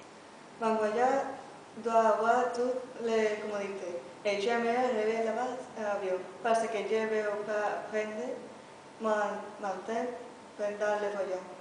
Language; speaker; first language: French; non-native, learner; Spanish